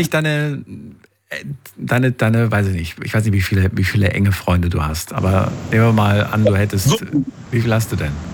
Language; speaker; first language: German; native; German